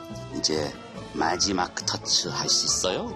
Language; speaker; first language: Korean; non-native, fluent; English